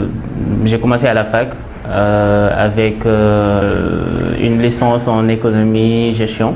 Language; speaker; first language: French; non-native, local second language; Wolof